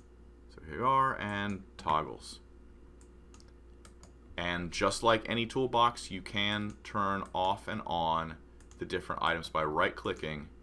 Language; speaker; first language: English; native; English